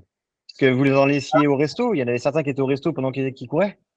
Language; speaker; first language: French; native; French